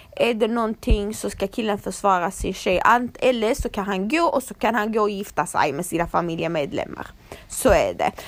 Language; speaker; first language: Swedish; early bilingual, other home language; Croatian